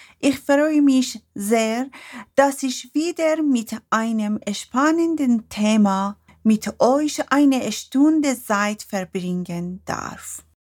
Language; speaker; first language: German; non-native, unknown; Persian